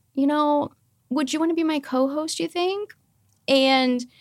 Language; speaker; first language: English; native; English